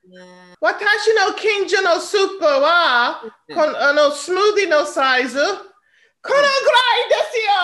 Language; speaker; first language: Japanese; non-native, learner; English